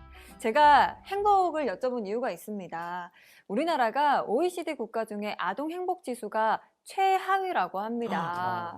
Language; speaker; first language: Korean; native; Korean